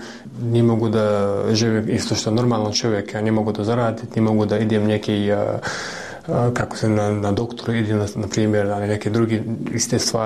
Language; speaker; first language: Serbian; non-native, learner; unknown